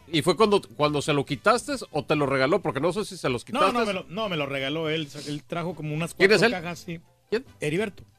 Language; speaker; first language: Spanish; native; Spanish